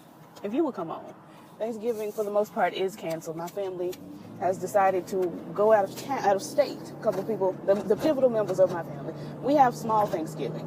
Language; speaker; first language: English; native; English